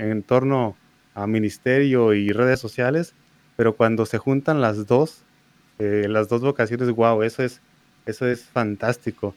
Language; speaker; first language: Spanish; native; Spanish